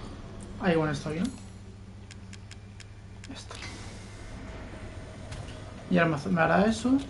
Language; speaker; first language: Spanish; native; Spanish